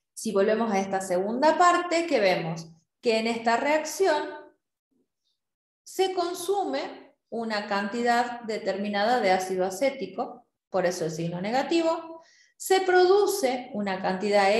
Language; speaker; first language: Spanish; native; Spanish